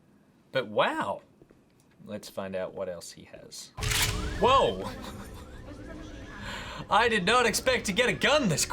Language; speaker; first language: English; native; English